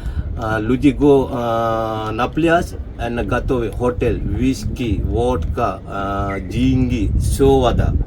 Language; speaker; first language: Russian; non-native, learner; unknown